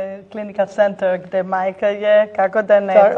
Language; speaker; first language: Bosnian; non-native, learner; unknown